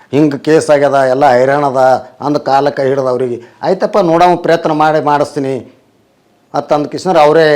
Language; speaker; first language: Kannada; native; Kannada